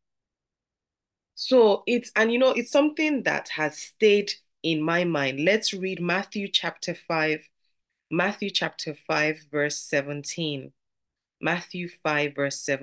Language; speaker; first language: English; non-native, local second language; Yoruba